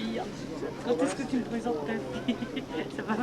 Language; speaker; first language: French; native; French